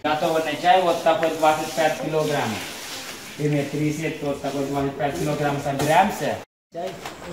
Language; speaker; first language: Russian; non-native, learner; Sinhala